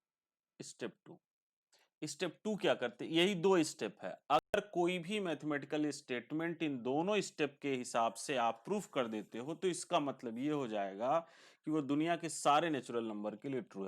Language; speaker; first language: Hindi; native; Hindi